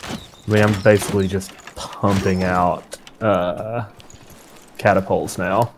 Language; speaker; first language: English; native; English